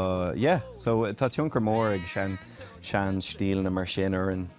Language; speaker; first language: Irish; non-native, local second language; English